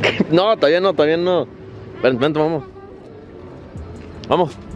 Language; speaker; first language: Spanish; early bilingual, heritage; Spanish